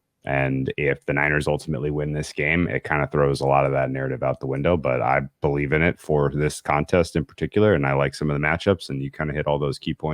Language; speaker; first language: English; native; English